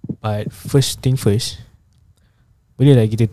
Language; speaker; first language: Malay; native; Malay